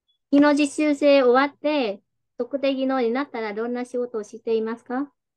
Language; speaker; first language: Japanese; non-native, fluent; Vietnamese